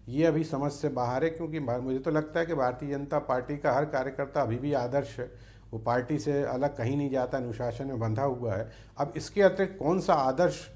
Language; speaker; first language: Hindi; native; Hindi